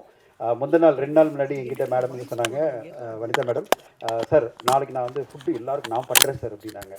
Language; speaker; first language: Tamil; native; Tamil